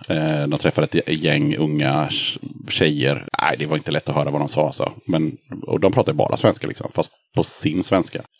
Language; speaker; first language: Swedish; native; Swedish